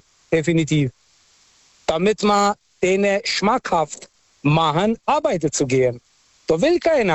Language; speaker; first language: German; non-native, fluent; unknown